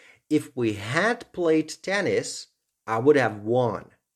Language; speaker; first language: English; non-native, fluent; Slovak